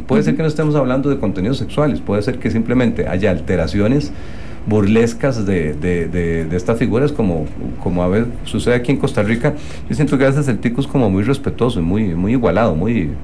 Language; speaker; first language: Spanish; native; Spanish